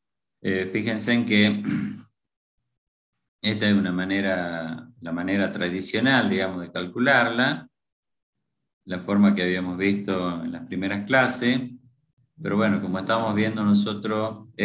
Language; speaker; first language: Spanish; native; Spanish